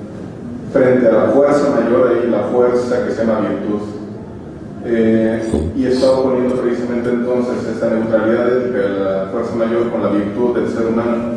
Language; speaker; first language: Spanish; native; Spanish